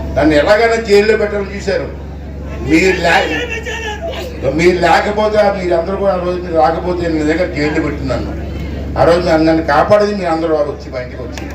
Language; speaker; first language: Telugu; native; Telugu